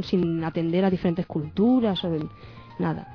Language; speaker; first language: Spanish; native; Spanish